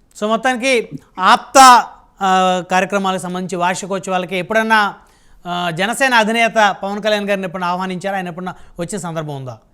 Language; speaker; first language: Telugu; native; Telugu